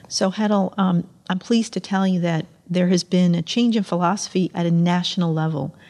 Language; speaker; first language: English; early bilingual, other home language; Amharic